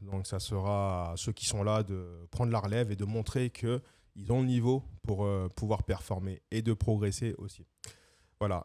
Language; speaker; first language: French; native; French